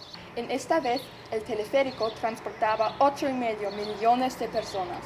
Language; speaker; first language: Spanish; non-native, learner; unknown